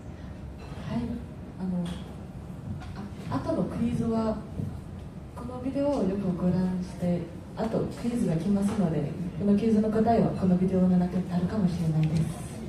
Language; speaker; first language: Japanese; non-native, fluent; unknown